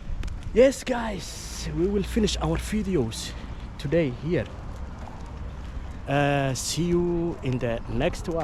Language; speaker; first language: English; non-native, fluent; Somali